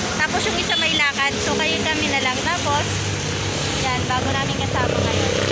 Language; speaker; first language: Filipino; native; Filipino